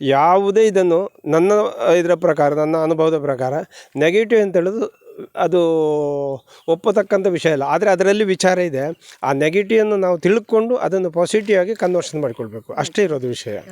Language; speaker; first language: Kannada; native; Kannada